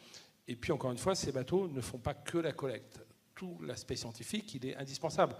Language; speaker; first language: French; native; French